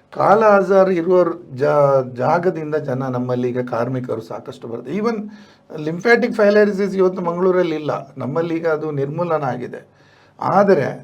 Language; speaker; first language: Kannada; native; Kannada